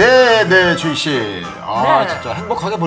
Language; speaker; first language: Korean; native; Korean